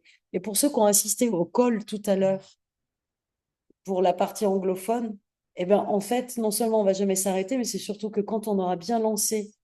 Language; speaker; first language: French; native; French